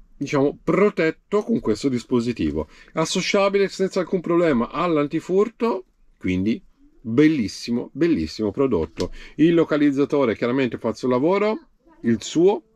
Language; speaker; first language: Italian; native; Italian